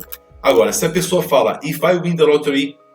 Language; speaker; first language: Portuguese; native; Portuguese